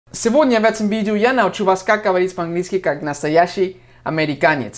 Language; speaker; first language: Russian; non-native, fluent; English